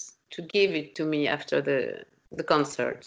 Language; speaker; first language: English; non-native, fluent; French